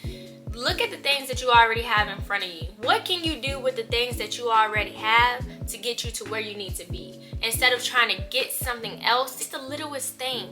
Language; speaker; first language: English; native; English